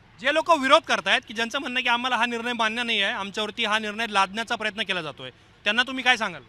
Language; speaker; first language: Marathi; native; Marathi